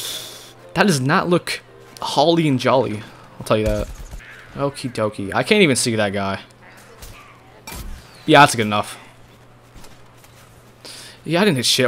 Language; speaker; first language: English; native; English